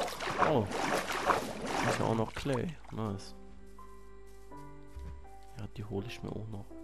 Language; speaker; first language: German; native; German